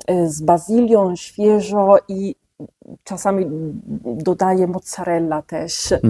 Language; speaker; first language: Polish; non-native, fluent; Italian